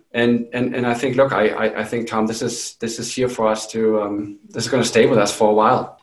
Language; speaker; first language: English; non-native, fluent; German